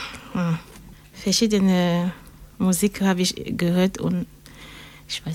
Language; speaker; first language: German; non-native, learner; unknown